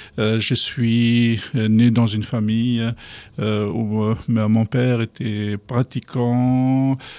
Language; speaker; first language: French; non-native, local second language; Kabyle